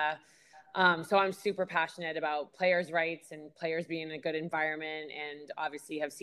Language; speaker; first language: English; native; English